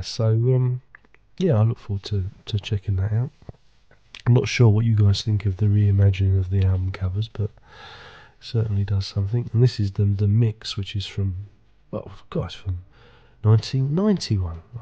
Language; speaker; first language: English; native; English